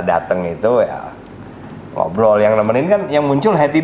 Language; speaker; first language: Indonesian; native; Indonesian